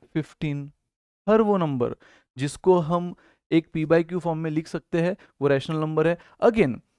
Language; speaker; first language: Hindi; native; Hindi